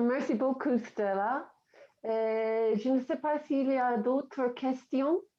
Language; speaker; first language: French; non-native, fluent; English